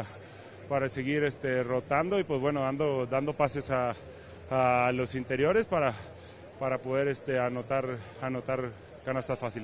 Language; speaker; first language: Spanish; native; Spanish